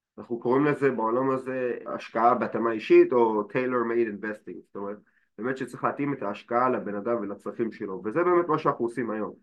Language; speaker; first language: Hebrew; native; Hebrew